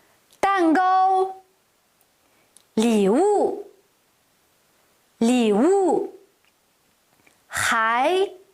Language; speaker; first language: Chinese; non-native, local second language; Uyghur